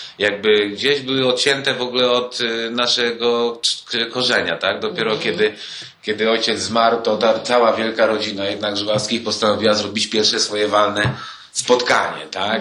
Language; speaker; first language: Polish; early bilingual, heritage; Polish